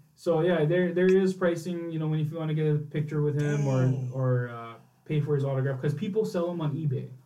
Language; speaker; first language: English; native; English